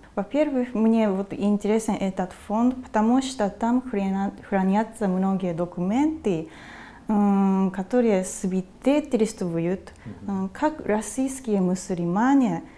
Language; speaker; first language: Russian; non-native, fluent; Japanese